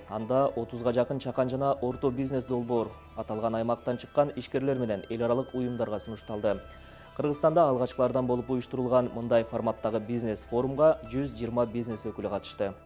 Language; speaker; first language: Kyrgyz; native; Kyrgyz